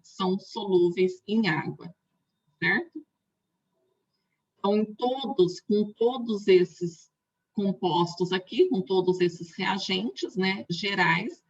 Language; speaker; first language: Portuguese; native; Portuguese